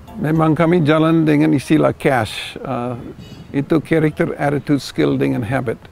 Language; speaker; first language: Indonesian; non-native, fluent; English